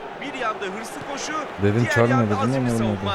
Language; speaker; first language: Turkish; native; Turkish